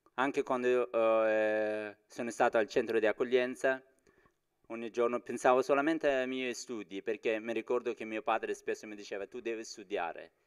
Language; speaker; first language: Italian; non-native, fluent; Persian